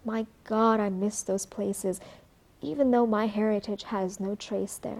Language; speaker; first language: English; early bilingual, other home language; Marathi